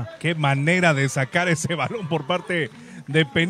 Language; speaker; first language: Spanish; native; Spanish